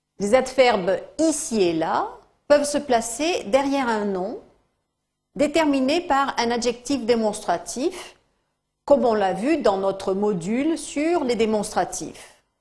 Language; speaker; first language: French; non-native, fluent; Spanish